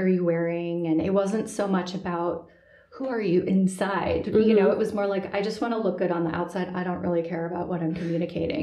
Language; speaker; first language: English; native; English